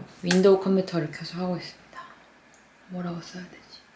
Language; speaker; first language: Korean; native; Korean